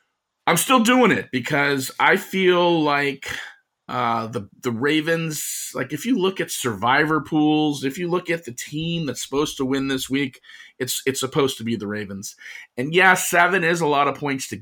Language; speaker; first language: English; native; English